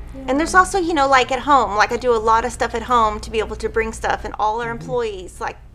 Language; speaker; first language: English; native; English